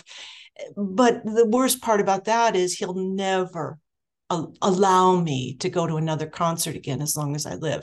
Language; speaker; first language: English; native; English